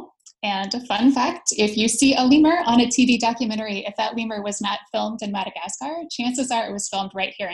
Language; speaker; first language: English; native; English